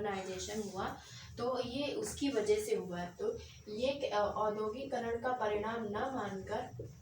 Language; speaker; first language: Hindi; native; Hindi